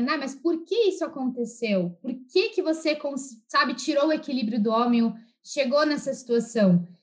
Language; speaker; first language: Portuguese; native; Portuguese